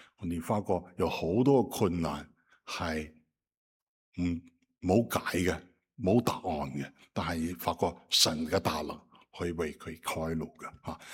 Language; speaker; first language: Cantonese; non-native, fluent; Chinese